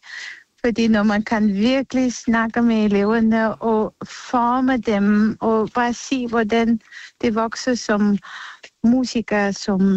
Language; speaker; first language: Danish; non-native, fluent; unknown